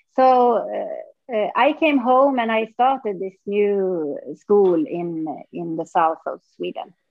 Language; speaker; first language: English; non-native, fluent; Swedish